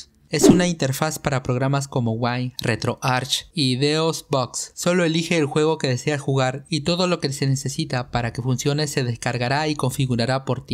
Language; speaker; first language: Spanish; native; Spanish